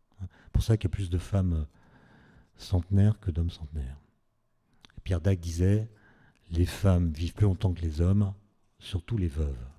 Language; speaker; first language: French; native; French